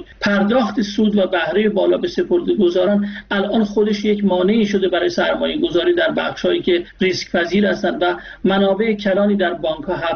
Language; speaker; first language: Persian; native; Persian